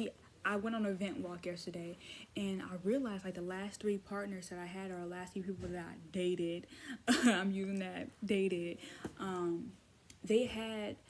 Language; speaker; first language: English; native; English